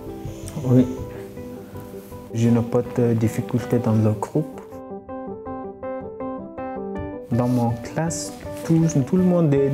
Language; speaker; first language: French; non-native, learner; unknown